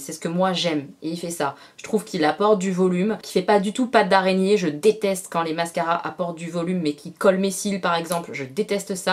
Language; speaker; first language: French; native; French